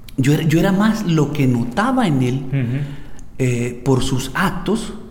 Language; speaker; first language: Spanish; native; Spanish